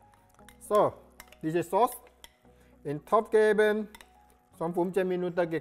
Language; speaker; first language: German; non-native, learner; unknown